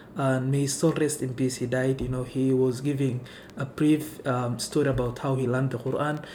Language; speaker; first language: English; non-native, local second language; Somali